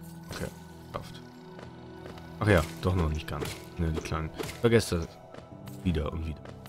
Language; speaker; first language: German; native; German